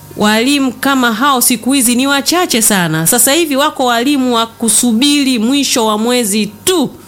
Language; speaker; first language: Swahili; native; Swahili